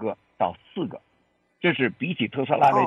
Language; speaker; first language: Chinese; native; Chinese